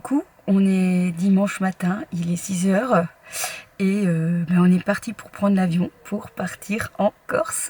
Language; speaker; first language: French; native; French